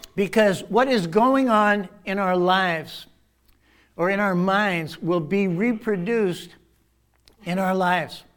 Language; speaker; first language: English; native; English